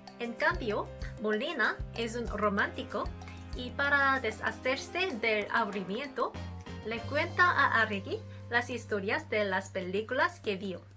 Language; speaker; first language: Spanish; non-native, learner; Korean